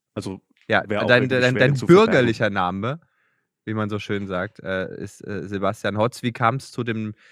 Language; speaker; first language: German; native; German